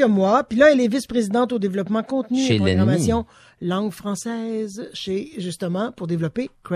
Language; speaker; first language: French; native; French